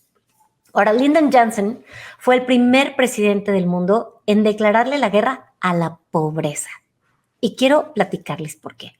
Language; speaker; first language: Spanish; native; Spanish